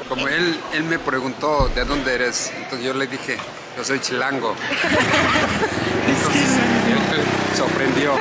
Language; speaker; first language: Spanish; non-native, learner; Korean